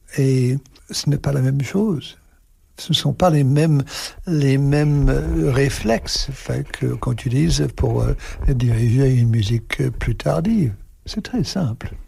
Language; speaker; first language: French; non-native, fluent; English